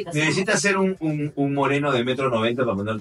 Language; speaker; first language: Spanish; native; Spanish